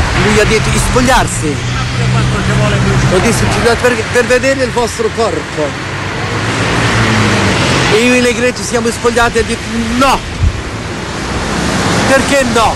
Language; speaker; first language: Italian; non-native, fluent; Portuguese